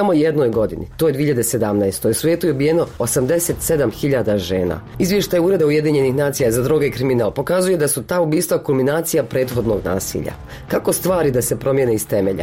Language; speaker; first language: Serbian; native; Serbian